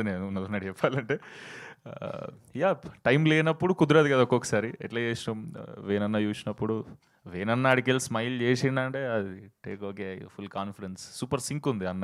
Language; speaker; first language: Telugu; native; Telugu